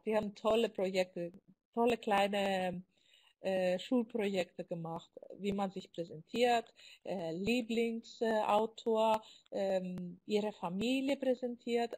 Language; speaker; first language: German; non-native, fluent; Greek